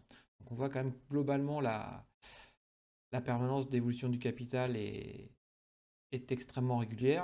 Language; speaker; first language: French; native; French